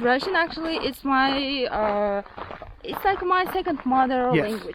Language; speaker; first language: English; non-native, learner; Kazakh